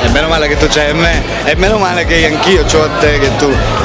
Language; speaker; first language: Italian; native; Italian